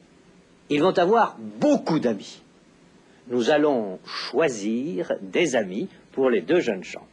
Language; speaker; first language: French; native; French